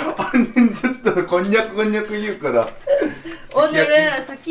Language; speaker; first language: Japanese; non-native, fluent; Korean